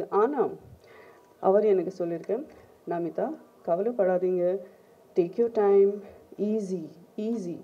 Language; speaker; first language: Tamil; non-native, fluent; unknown